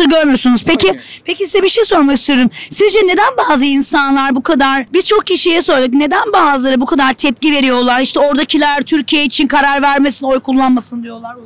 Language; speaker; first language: Turkish; native; Turkish